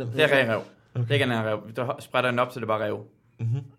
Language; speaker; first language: Danish; non-native, fluent; Persian